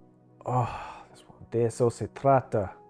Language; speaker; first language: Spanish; non-native, learner; English